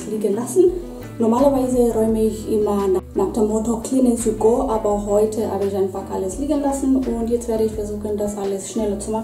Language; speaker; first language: German; non-native, fluent; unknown